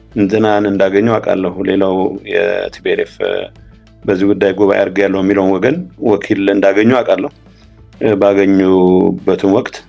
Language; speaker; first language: Amharic; non-native, local second language; Tigrinya